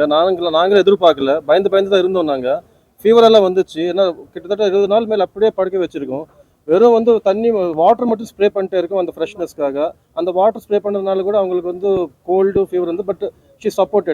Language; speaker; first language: Tamil; non-native, fluent; Telugu